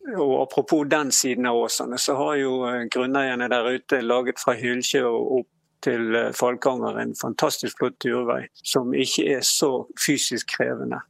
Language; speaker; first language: Norwegian; native; Norwegian